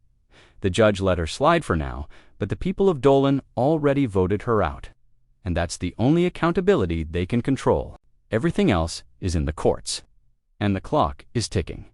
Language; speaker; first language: English; native; English